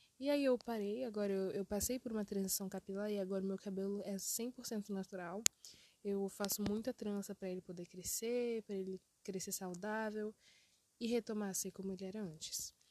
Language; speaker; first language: Portuguese; early bilingual, other home language; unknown